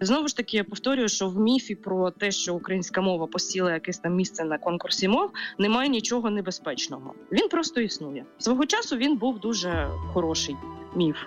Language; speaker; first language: Ukrainian; native; Ukrainian